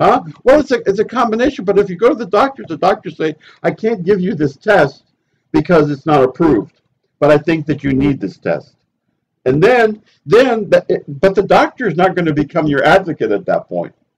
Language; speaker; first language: English; early bilingual, other home language; Spanish